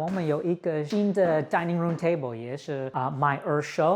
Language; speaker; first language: Chinese; non-native, fluent; English